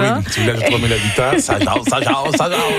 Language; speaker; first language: French; native; French